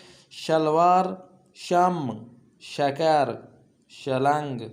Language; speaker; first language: Persian; non-native, fluent; Urdu